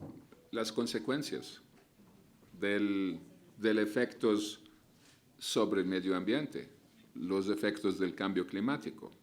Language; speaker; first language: Spanish; non-native, fluent; Arabic